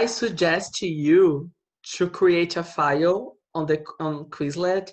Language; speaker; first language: English; non-native, fluent; Portuguese